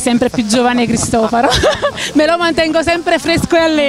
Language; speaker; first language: Italian; native; Italian